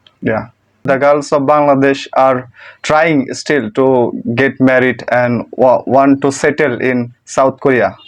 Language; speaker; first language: English; non-native, learner; Bangla